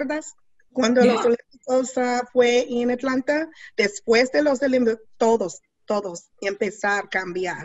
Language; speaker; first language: Spanish; non-native, learner; English